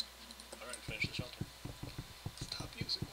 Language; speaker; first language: English; native; English